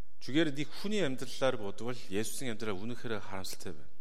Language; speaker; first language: Mongolian; non-native, fluent; Korean